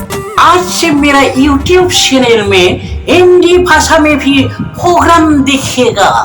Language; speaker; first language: Hindi; non-native, local second language; Bodo